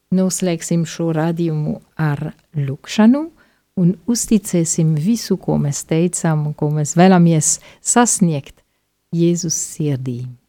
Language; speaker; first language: Latvian; native; Latvian